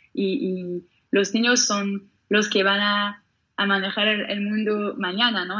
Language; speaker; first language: Spanish; non-native, fluent; French